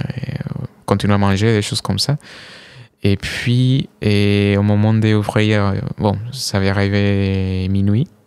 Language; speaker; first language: French; non-native, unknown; Spanish